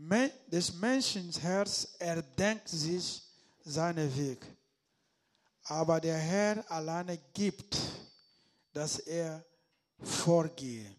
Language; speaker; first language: German; non-native, learner; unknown